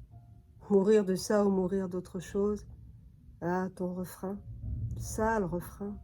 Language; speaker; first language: French; native; French